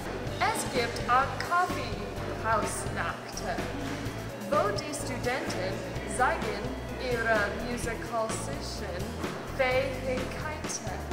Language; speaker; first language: German; non-native, learner; English